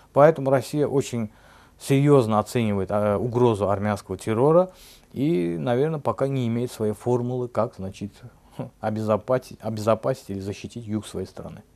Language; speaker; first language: Russian; non-native, local second language; Azerbaijani